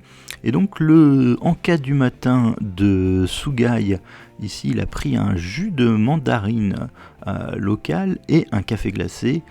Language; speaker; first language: French; native; French